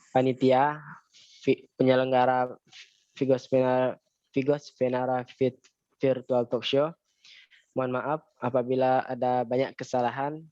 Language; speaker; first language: Indonesian; native; Indonesian